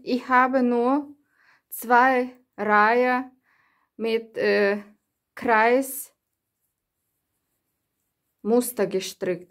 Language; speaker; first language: German; non-native, learner; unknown